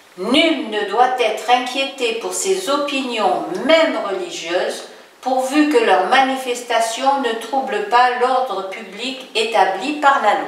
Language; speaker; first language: French; native; French